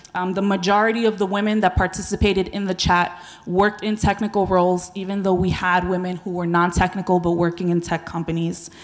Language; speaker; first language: English; native; English